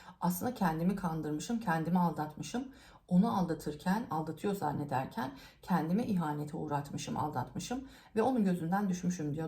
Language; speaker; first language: Turkish; native; Turkish